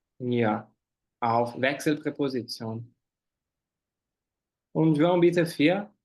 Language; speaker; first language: German; non-native, fluent; Portuguese